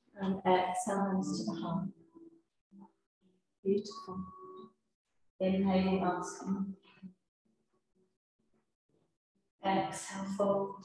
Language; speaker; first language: English; native; English